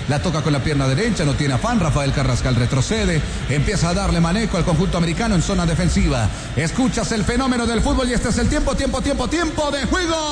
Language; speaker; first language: Spanish; native; Spanish